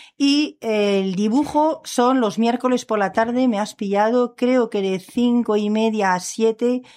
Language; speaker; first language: Spanish; non-native, fluent; French